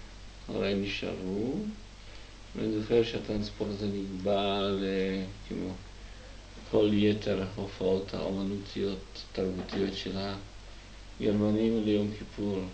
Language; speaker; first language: Hebrew; non-native, fluent; Czech